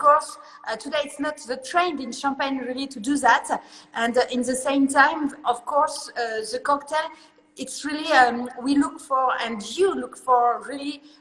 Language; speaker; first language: English; non-native, learner; French